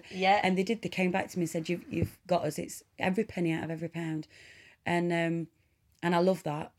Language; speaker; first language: English; native; English